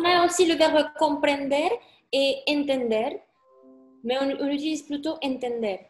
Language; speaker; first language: French; non-native, fluent; Spanish